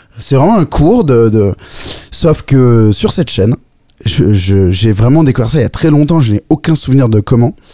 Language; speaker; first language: French; native; French